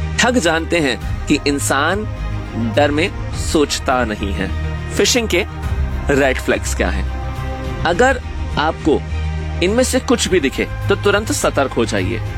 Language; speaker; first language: Hindi; native; Hindi